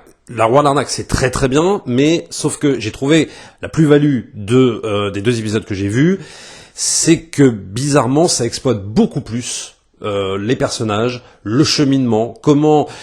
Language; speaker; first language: French; native; French